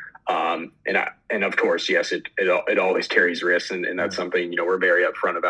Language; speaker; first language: English; native; English